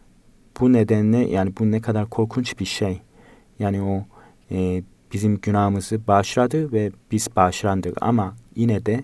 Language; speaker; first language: Turkish; non-native, fluent; Korean